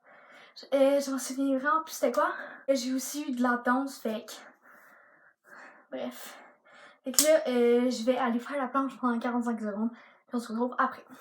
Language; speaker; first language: French; native; French